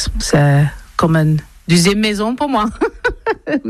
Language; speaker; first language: French; non-native, learner; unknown